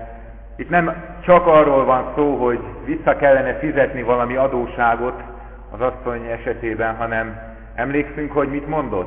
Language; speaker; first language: Hungarian; native; Hungarian